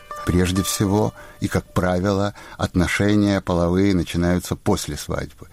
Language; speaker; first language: Russian; native; Russian